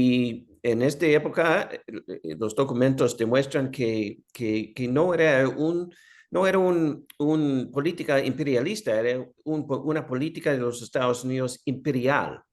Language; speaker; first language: Spanish; non-native, fluent; English